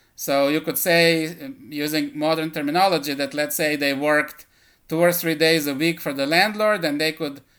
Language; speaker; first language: English; early bilingual, other home language; Russian